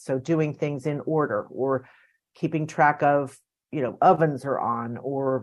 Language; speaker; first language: English; native; English